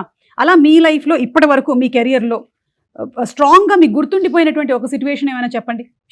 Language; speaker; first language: Telugu; native; Telugu